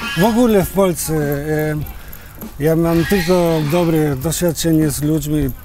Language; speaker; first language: Polish; non-native, fluent; Spanish